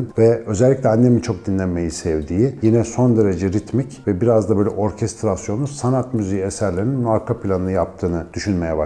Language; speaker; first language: Turkish; native; Turkish